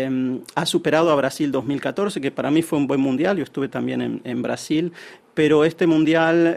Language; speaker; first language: Spanish; native; Spanish